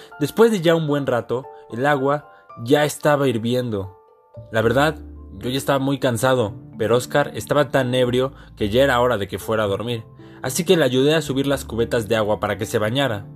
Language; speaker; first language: Spanish; native; Spanish